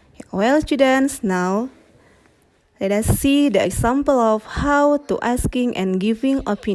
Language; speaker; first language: English; non-native, fluent; Indonesian